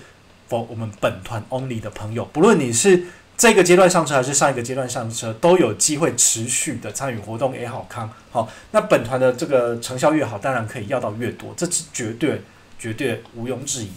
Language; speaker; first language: Chinese; native; Chinese